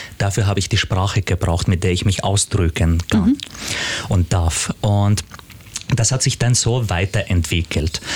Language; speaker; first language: German; non-native, fluent; Arabic